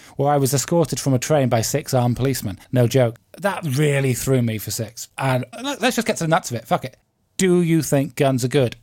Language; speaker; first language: English; native; English